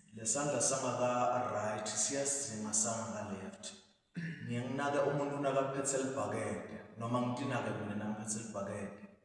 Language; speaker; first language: Zulu; native; Zulu